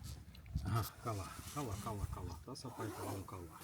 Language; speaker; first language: Finnish; non-native, learner; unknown